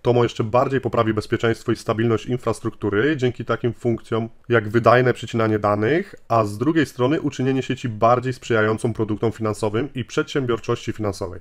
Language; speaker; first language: Polish; native; Polish